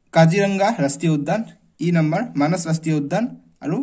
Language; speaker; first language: Hindi; non-native, local second language; Assamese